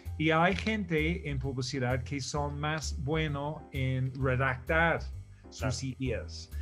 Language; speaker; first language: Spanish; non-native, fluent; English